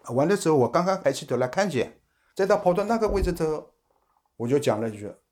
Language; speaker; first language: Chinese; native; Chinese